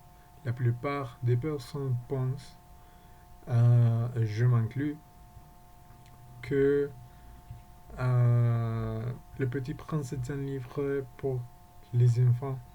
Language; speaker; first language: French; non-native, learner; Spanish